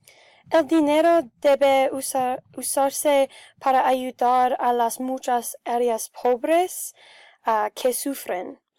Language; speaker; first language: Spanish; non-native, learner; English